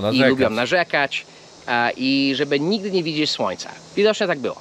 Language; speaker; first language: Polish; non-native, fluent; English